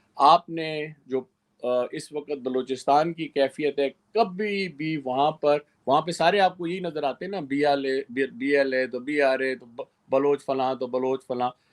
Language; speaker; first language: Urdu; non-native, local second language; Sindhi